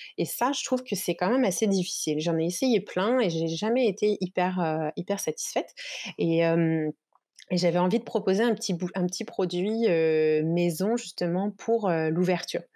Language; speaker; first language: French; native; French